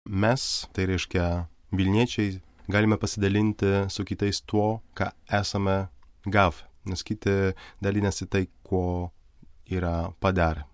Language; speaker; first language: Lithuanian; non-native, local second language; Polish